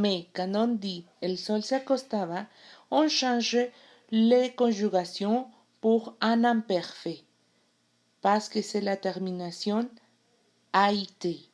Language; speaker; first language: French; non-native, learner; Spanish